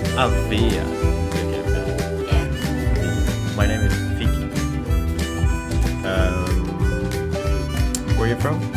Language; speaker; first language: English; non-native, fluent; Indonesian